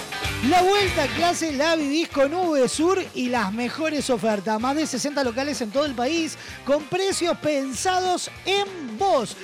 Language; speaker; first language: Spanish; native; Spanish